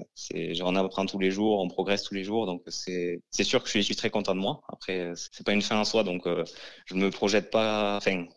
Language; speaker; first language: French; native; French